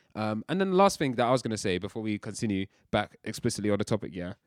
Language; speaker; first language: English; early bilingual, other home language; Yoruba